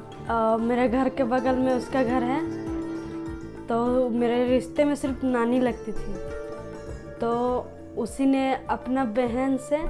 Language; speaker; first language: Hindi; non-native, local second language; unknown